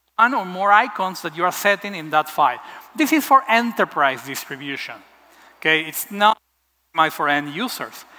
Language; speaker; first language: English; non-native, fluent; Spanish